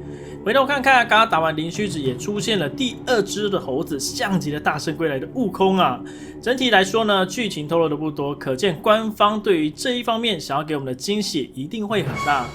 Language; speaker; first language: Chinese; native; Chinese